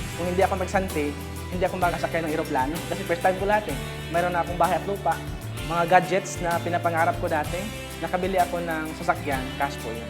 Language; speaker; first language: Filipino; non-native, local second language; Cebuano